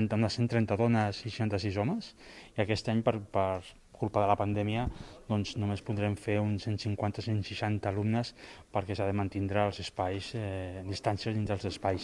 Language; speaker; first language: Catalan; native; Catalan